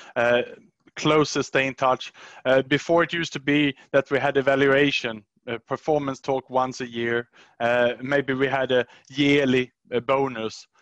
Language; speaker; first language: English; non-native, fluent; Swedish